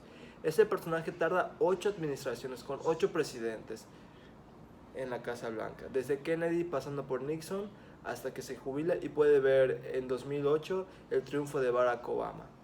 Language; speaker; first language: Spanish; native; Spanish